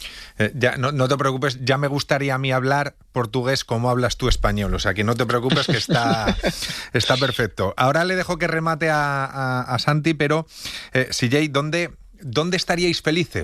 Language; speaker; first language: Spanish; native; Spanish